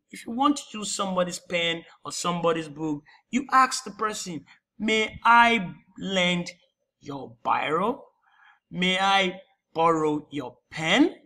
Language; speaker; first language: English; non-native, local second language; Yoruba